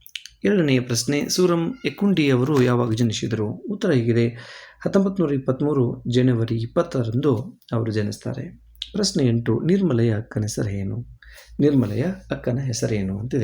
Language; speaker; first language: Kannada; native; Kannada